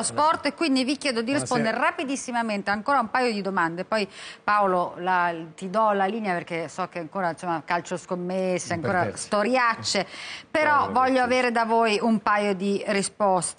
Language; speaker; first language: Italian; native; Italian